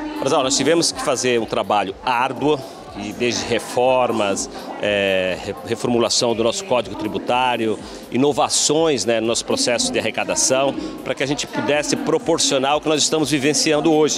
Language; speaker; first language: Portuguese; native; Portuguese